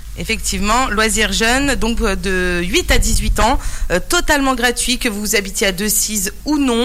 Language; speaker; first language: French; native; French